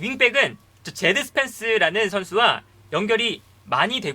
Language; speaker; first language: Korean; native; Korean